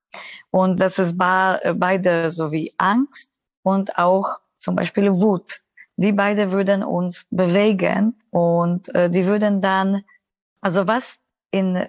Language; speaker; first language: German; non-native, fluent; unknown